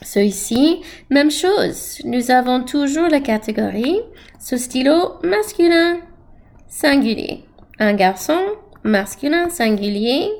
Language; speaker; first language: French; non-native, fluent; English